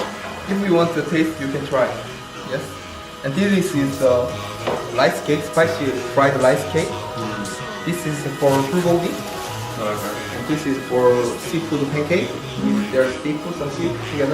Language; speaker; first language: English; non-native, learner; Korean